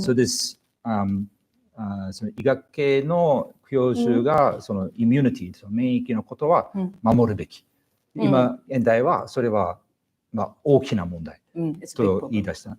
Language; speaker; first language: Japanese; non-native, fluent; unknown